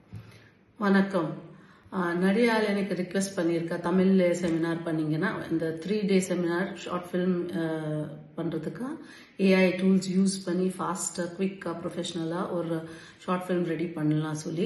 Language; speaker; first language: Tamil; non-native, fluent; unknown